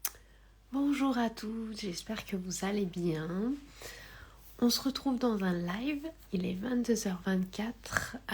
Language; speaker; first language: French; native; French